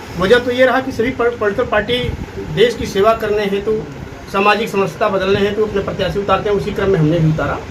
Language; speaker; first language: Hindi; native; Hindi